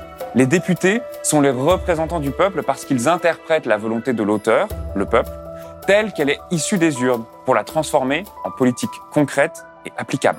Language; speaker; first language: French; native; French